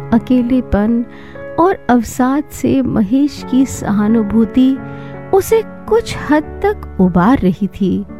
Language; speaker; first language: Hindi; native; Hindi